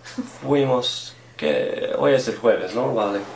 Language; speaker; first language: Spanish; non-native, learner; English